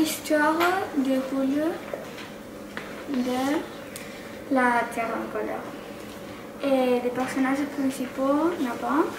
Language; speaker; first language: French; non-native, learner; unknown